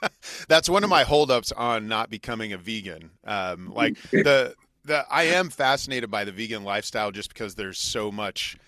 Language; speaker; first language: English; native; English